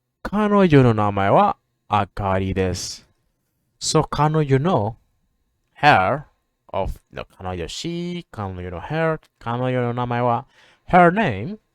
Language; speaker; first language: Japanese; non-native, learner; English